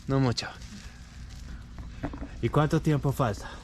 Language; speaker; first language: Spanish; non-native, learner; English